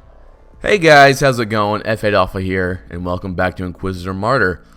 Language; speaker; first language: English; native; English